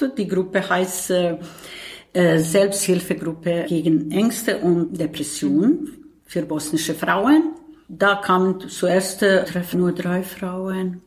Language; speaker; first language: German; non-native, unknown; Bosnian